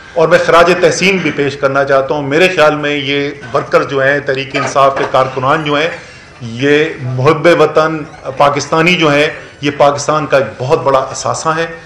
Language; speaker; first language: Urdu; native; Urdu